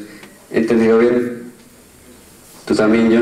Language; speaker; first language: Spanish; native; Spanish